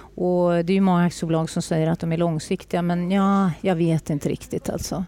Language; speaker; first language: Swedish; native; Swedish